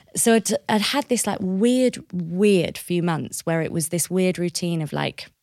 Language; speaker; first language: English; native; English